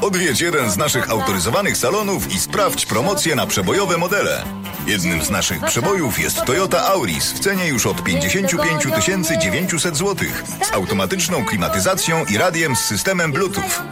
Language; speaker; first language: Polish; native; Polish